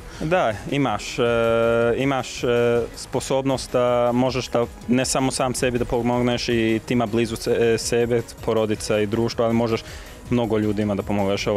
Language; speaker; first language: Serbian; early bilingual, heritage; Serbian